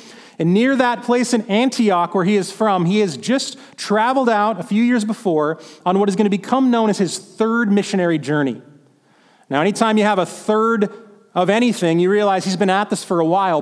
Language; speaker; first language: English; native; English